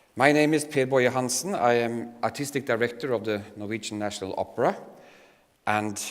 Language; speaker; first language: English; non-native, fluent; Norwegian